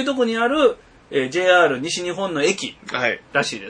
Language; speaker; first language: Japanese; native; Japanese